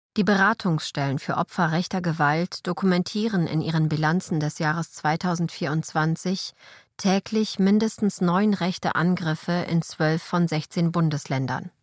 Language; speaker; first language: German; native; German